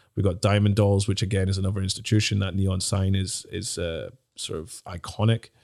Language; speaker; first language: English; native; English